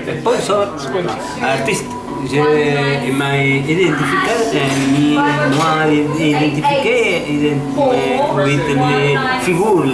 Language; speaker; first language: French; non-native, learner; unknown